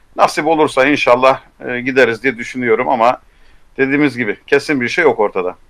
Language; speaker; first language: Turkish; native; Turkish